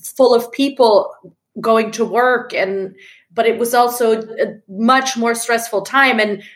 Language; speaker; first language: English; non-native, fluent; German